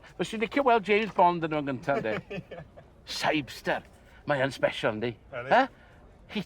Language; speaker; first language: Welsh; native; Welsh